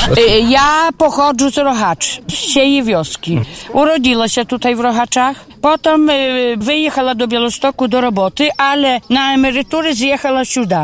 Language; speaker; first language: Polish; non-native, local second language; Ukrainian